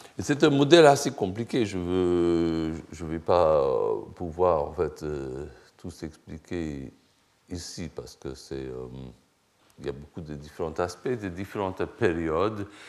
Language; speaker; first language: French; non-native, fluent; Swedish